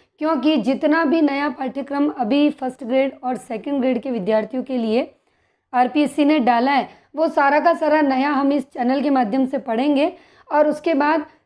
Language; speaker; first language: Hindi; native; Hindi